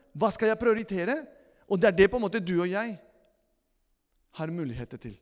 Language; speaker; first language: Norwegian; non-native, fluent; Spanish